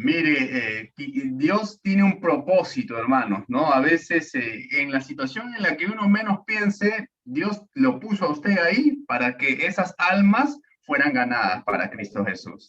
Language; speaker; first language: Spanish; native; Spanish